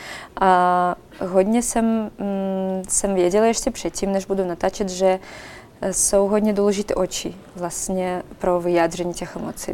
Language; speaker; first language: Czech; non-native, fluent; Russian